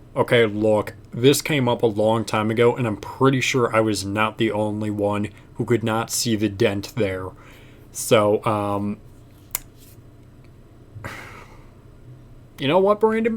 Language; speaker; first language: English; native; English